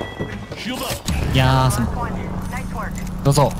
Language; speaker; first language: Japanese; native; Japanese